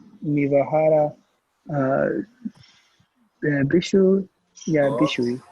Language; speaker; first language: Persian; non-native, learner; Urdu